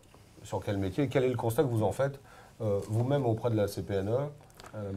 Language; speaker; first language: French; native; French